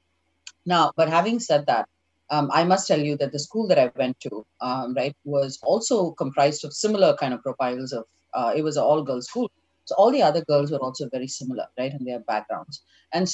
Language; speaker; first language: English; non-native, local second language; Tamil